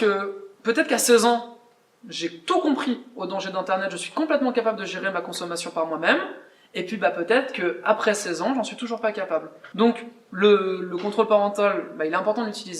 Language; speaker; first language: French; native; French